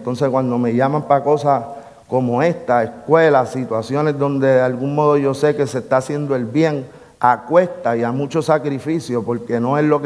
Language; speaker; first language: Spanish; native; Spanish